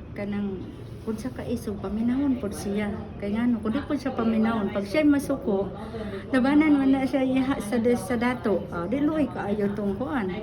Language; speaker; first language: Cebuano; non-native, local second language; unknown